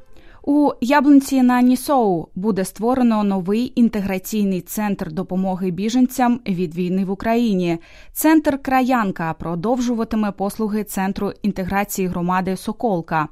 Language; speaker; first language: Ukrainian; native; Ukrainian